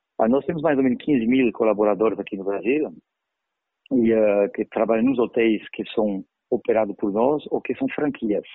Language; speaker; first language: Portuguese; non-native, fluent; French